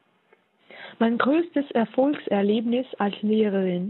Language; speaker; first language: German; non-native, fluent; Russian